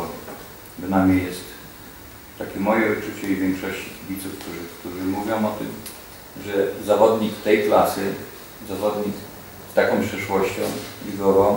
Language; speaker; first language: Polish; native; Polish